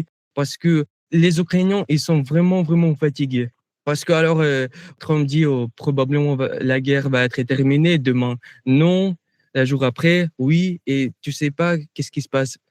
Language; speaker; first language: French; non-native, fluent; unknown